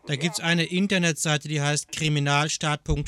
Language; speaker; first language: German; native; German